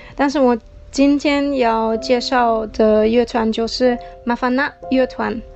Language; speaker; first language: Chinese; non-native, fluent; German